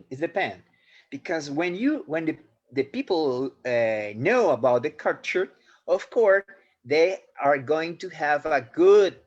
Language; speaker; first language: English; non-native, fluent; Spanish